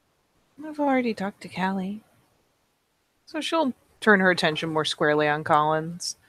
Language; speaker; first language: English; native; English